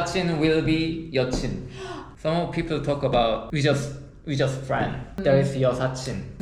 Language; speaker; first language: English; non-native, learner; Korean